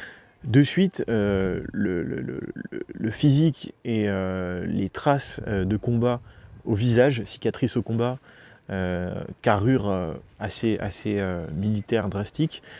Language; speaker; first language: French; native; French